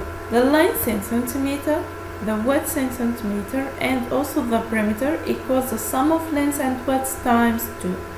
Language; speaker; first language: English; non-native, fluent; Arabic